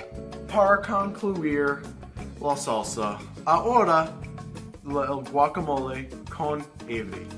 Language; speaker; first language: Spanish; non-native, learner; English